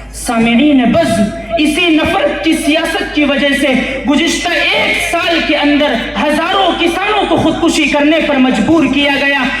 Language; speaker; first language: Urdu; native; Urdu